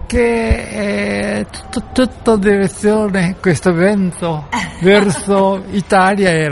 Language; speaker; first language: Italian; non-native, learner; Japanese